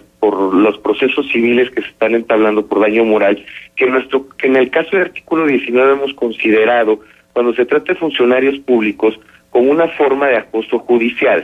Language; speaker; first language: Spanish; native; Spanish